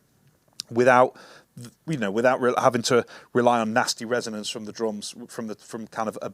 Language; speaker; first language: English; native; English